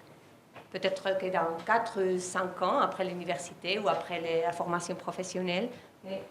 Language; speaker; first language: French; non-native, fluent; Spanish